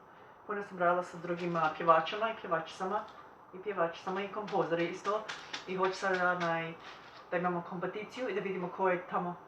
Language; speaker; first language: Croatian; early bilingual, heritage; Croatian